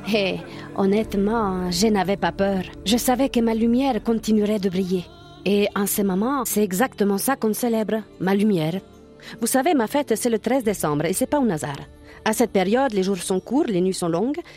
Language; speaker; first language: French; non-native, fluent; Italian